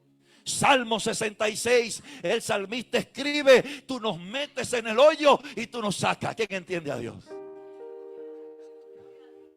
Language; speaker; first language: Spanish; native; Spanish